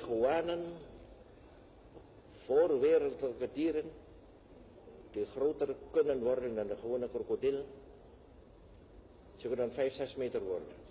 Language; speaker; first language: Dutch; non-native, fluent; Indonesian